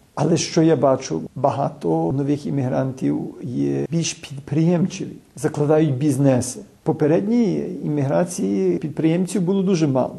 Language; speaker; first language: Ukrainian; early bilingual, heritage; Ukrainian